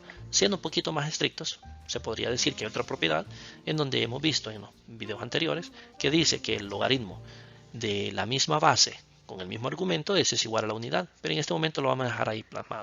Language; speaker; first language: Spanish; native; Spanish